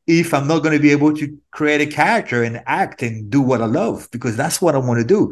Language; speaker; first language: English; non-native, fluent; French